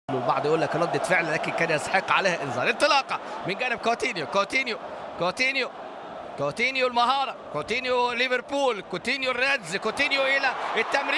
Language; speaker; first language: Arabic; native; Arabic